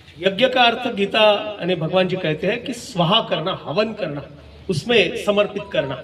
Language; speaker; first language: Hindi; non-native, local second language; Marathi